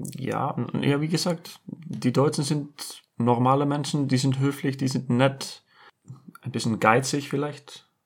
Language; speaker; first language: German; non-native, fluent; Icelandic